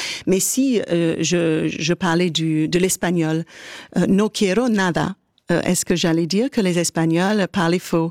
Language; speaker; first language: French; native; French